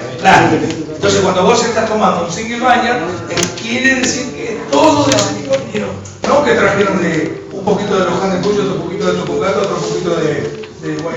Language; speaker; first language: Spanish; native; Spanish